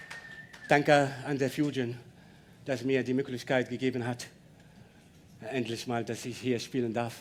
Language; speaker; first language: German; non-native, learner; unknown